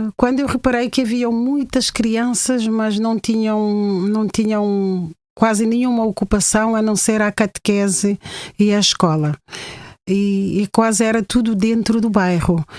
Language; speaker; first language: Portuguese; non-native, local second language; Kabuverdianu